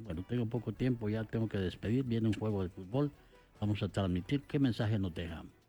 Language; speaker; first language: Spanish; native; Spanish